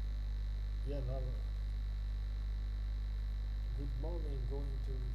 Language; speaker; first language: English; non-native, learner; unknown